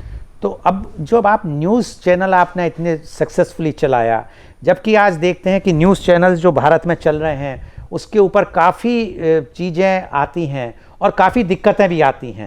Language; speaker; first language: Hindi; native; Hindi